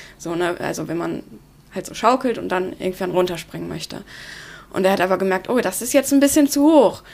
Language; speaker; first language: German; early bilingual, other home language; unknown